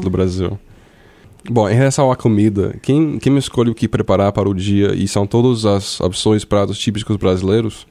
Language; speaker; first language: Portuguese; non-native, fluent; English